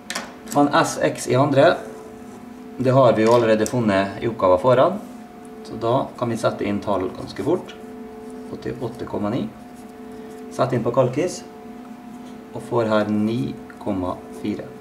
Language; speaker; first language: Norwegian; native; Norwegian